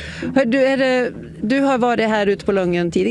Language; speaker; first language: Swedish; native; Swedish